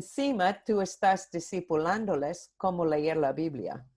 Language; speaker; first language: Spanish; non-native, fluent; English